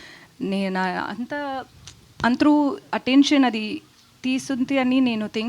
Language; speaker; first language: Telugu; non-native, learner; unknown